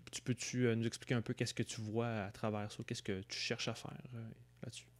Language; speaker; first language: French; native; French